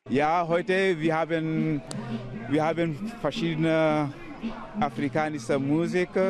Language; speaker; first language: German; non-native, learner; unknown